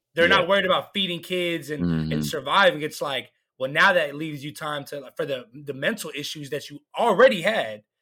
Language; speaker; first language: English; native; English